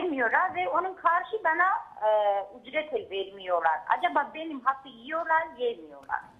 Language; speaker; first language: Turkish; non-native, learner; Armenian